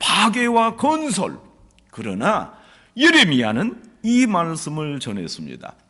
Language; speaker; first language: Korean; native; Korean